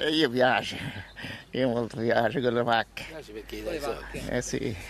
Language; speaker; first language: Italian; non-native, learner; Bangla